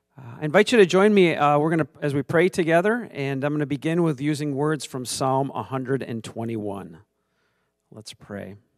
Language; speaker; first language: English; native; English